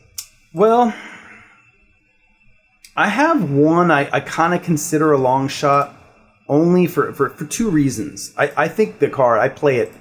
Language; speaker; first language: English; native; English